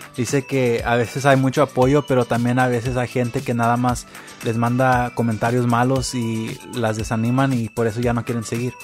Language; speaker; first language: Spanish; early bilingual, heritage; Spanish